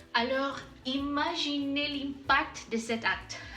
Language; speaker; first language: French; non-native, learner; Spanish